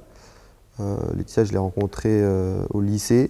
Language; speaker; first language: French; native; French